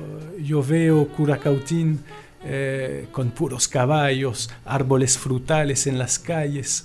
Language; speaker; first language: Spanish; non-native, fluent; French